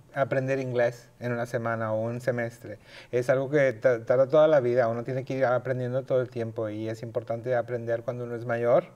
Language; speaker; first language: Spanish; native; Spanish